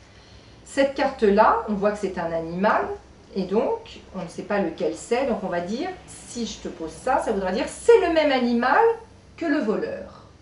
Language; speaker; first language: French; native; French